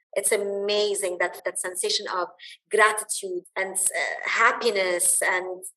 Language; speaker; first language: English; early bilingual, other home language; Arabic